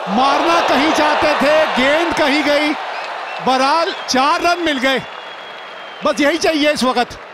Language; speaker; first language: Hindi; native; Hindi